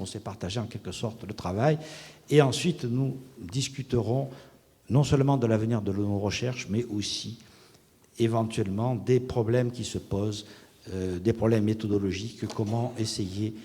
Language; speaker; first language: French; native; French